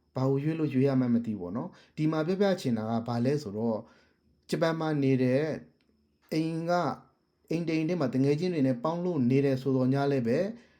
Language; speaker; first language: Burmese; native; Burmese